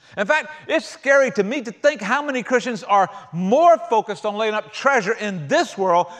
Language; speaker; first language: English; native; English